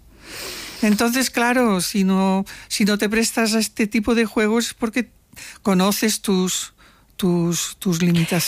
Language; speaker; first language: Spanish; non-native, local second language; Catalan